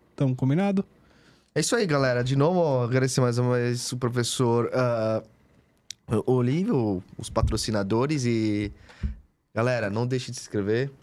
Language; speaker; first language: Portuguese; native; Portuguese